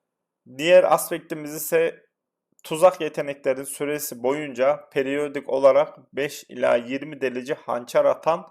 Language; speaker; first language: Turkish; native; Turkish